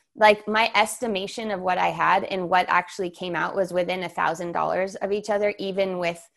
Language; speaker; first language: English; native; English